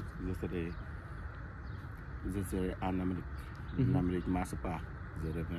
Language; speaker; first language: French; non-native, local second language; Wolof